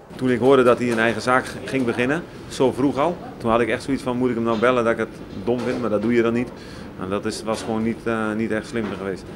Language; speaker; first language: Dutch; native; Dutch